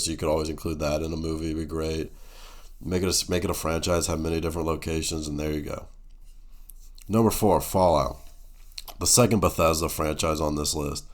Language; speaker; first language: English; native; English